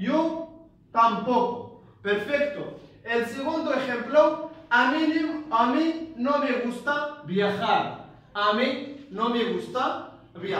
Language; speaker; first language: Spanish; non-native, fluent; Arabic